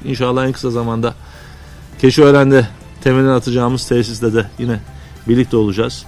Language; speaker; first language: Turkish; native; Turkish